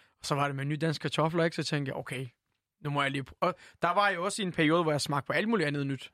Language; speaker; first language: Danish; early bilingual, other home language; Turkish